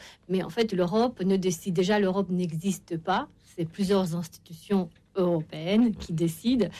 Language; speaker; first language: French; non-native, fluent; Romanian